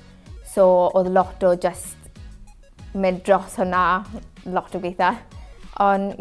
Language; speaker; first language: Welsh; native; Welsh